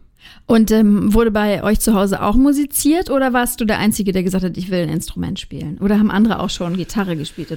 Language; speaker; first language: German; native; German